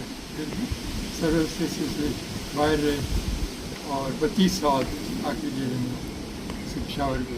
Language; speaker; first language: Hindi; non-native, local second language; Punjabi